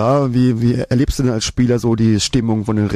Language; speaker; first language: German; native; German